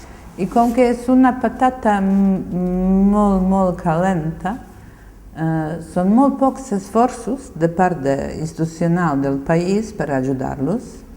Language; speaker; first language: Catalan; non-native, fluent; Bosnian